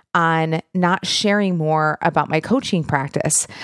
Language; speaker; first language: English; native; English